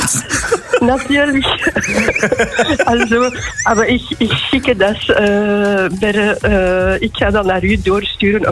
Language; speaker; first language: Dutch; non-native, fluent; German